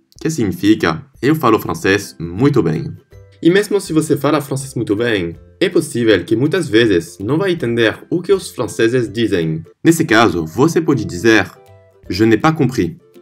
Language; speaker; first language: Portuguese; non-native, fluent; French